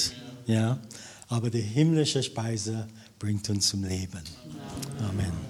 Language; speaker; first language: German; non-native, learner; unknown